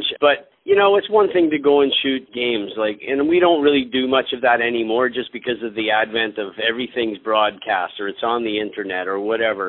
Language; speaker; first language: English; native; English